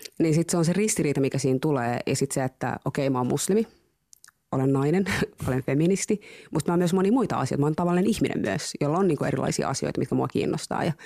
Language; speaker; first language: Finnish; early bilingual, other home language; Somali